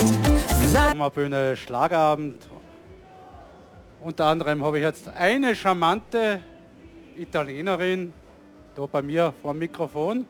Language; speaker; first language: German; native; German